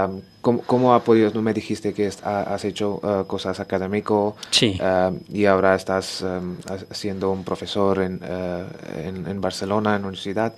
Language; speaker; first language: Spanish; non-native, learner; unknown